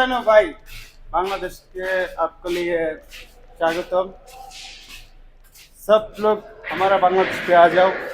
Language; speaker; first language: Hindi; non-native, learner; Bangla